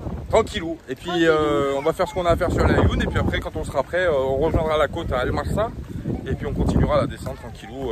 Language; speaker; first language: French; native; French